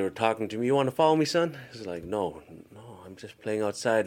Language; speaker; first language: English; early bilingual, other home language; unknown